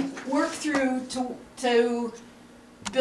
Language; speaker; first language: English; native; English